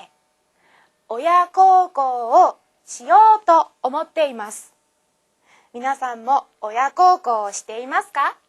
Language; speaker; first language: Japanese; non-native, fluent; Korean